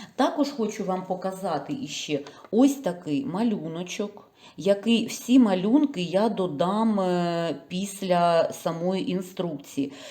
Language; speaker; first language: Ukrainian; non-native, local second language; Russian